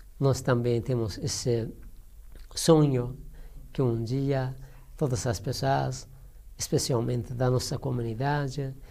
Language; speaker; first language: Portuguese; non-native, learner; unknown